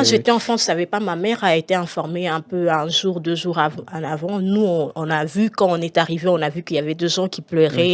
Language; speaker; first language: French; non-native, local second language; Lingala